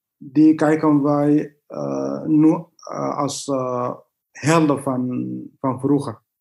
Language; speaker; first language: Dutch; non-native, learner; Arabic